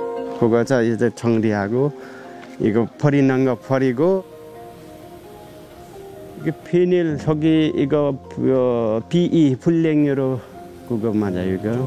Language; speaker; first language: Korean; non-native, learner; Nepali